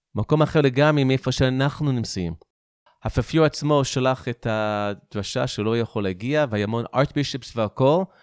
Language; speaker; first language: Hebrew; non-native, fluent; English